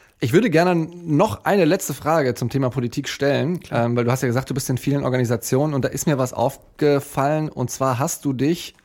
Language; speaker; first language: German; native; German